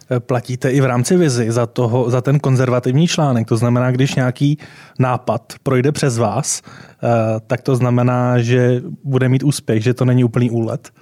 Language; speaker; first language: Czech; native; Czech